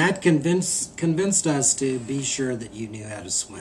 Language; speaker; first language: English; native; English